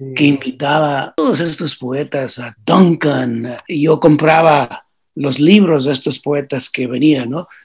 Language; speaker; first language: Spanish; early bilingual, heritage; Spanish